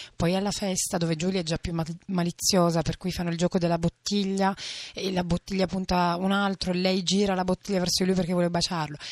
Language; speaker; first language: Italian; native; Italian